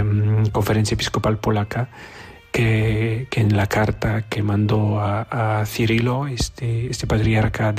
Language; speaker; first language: Spanish; non-native, fluent; Polish